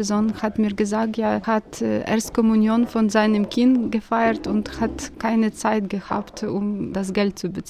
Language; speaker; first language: German; non-native, fluent; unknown